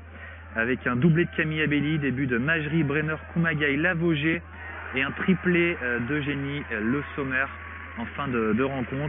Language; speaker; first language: French; native; French